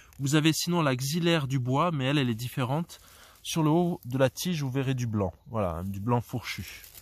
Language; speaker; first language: French; native; French